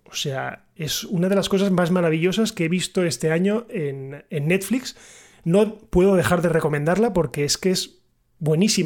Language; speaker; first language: Spanish; native; Spanish